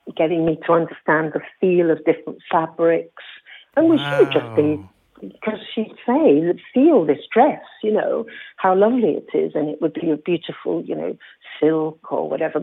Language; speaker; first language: English; native; English